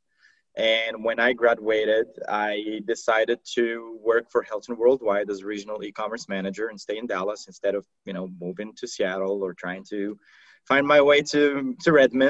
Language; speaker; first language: English; non-native, fluent; Arabic